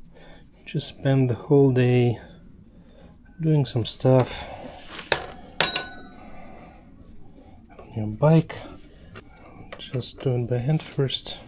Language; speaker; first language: English; non-native, fluent; German